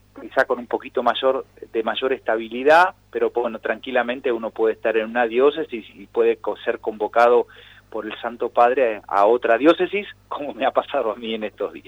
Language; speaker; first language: Spanish; native; Spanish